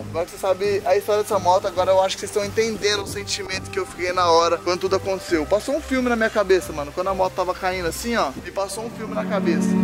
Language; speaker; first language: Portuguese; native; Portuguese